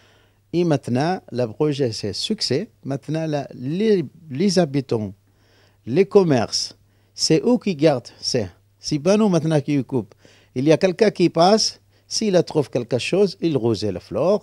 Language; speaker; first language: French; non-native, learner; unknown